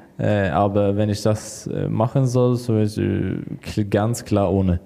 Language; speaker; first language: German; non-native, learner; Swedish